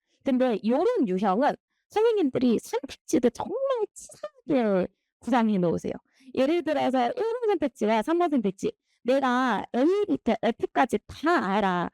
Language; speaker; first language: Korean; native; Korean